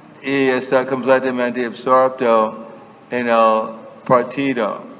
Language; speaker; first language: Spanish; non-native, fluent; English